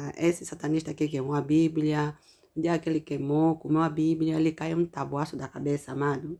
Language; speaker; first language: Portuguese; native; Portuguese